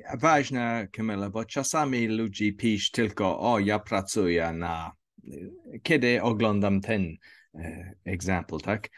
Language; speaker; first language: Polish; non-native, learner; English